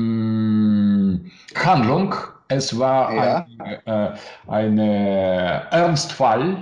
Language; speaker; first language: German; non-native, learner; Russian